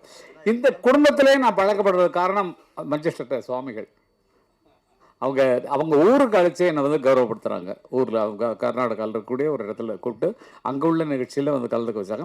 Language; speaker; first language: Tamil; native; Tamil